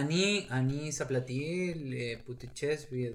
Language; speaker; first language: Russian; non-native, learner; Spanish